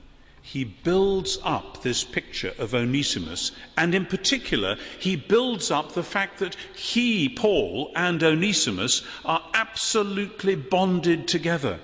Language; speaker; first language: English; native; English